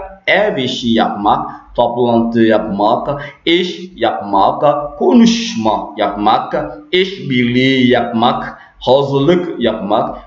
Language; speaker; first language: Turkish; non-native, fluent; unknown